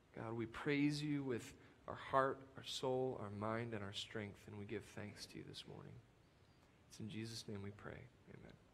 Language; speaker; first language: English; native; English